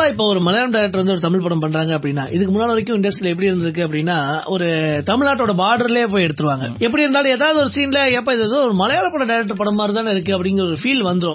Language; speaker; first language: Tamil; native; Tamil